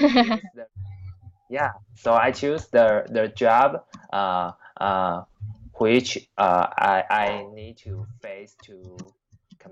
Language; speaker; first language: English; non-native, learner; Chinese